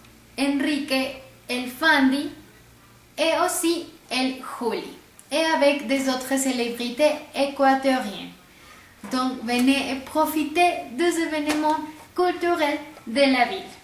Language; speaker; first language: French; non-native, learner; Spanish